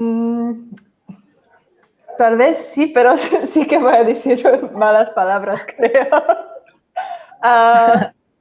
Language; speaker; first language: Spanish; non-native, fluent; English